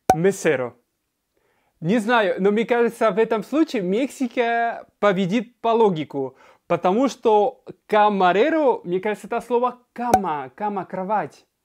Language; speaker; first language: Russian; non-native, fluent; Spanish